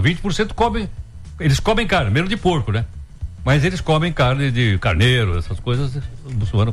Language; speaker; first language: Portuguese; native; Portuguese